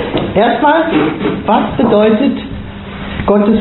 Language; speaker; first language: German; native; German